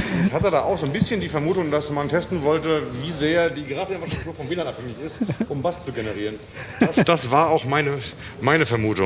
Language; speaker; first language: German; native; German